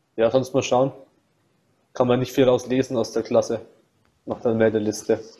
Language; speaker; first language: German; non-native, fluent; Russian